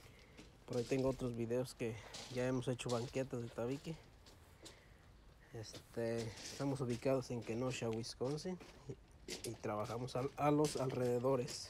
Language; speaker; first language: Spanish; native; Spanish